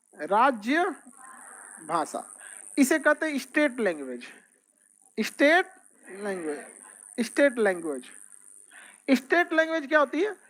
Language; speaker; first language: Hindi; native; Hindi